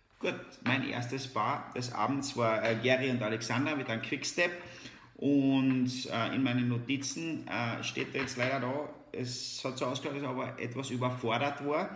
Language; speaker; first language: German; native; German